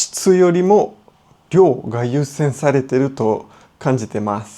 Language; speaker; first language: Japanese; non-native, fluent; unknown